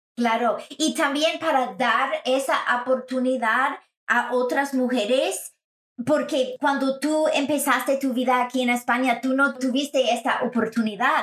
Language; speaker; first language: Spanish; non-native, fluent; English